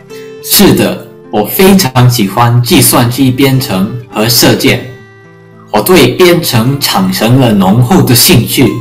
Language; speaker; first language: Chinese; early bilingual, heritage; English